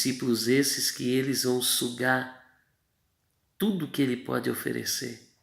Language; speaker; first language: Portuguese; native; Portuguese